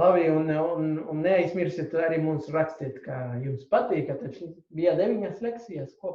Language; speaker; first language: Latvian; non-native, fluent; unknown